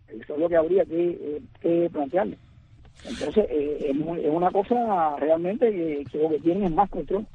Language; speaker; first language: Spanish; native; Spanish